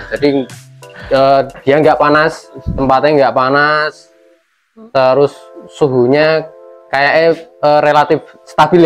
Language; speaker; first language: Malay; non-native, local second language; Javanese